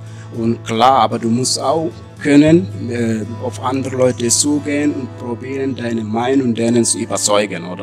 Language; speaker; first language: German; non-native, learner; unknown